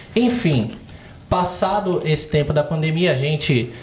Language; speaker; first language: Portuguese; native; Portuguese